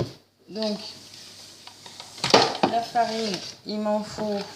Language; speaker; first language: French; native; French